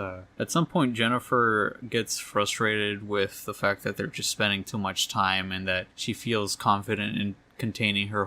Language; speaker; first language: English; native; English